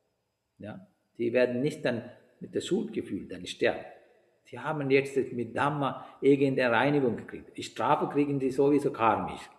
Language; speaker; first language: German; non-native, fluent; Sinhala